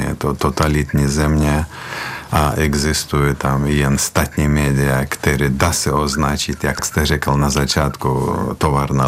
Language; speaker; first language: Czech; non-native, fluent; Belarusian